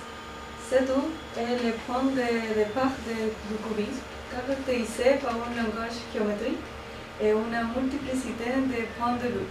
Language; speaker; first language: French; non-native, learner; Spanish